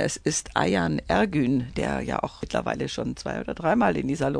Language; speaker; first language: German; native; German